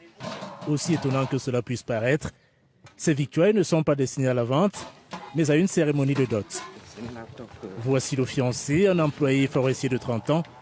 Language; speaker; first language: French; native; French